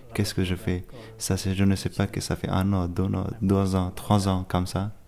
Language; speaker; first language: French; non-native, learner; Persian